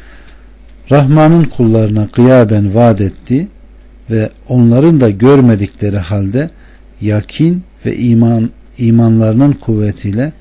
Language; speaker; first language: Turkish; native; Turkish